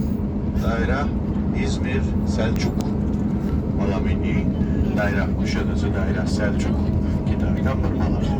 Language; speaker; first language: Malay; non-native, fluent; Turkish